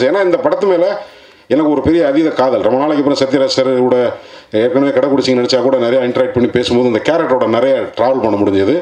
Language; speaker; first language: Tamil; native; Tamil